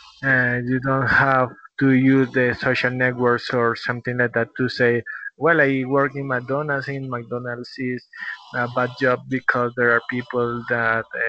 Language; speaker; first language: English; non-native, learner; Spanish